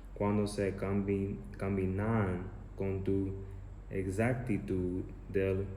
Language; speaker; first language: Spanish; non-native, learner; English